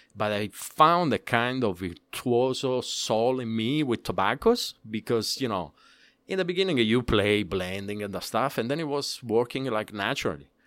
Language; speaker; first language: English; non-native, fluent; Italian